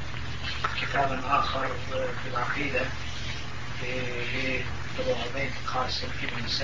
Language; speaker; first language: Arabic; non-native, fluent; Turkish